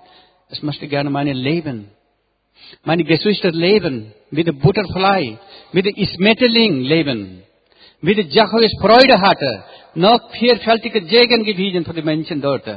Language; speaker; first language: German; non-native, learner; Nepali